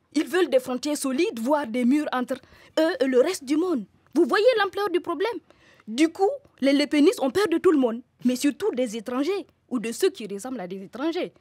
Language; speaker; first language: French; non-native, local second language; Mossi